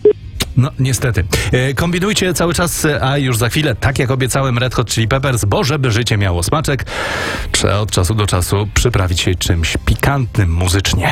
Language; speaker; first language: Polish; native; Polish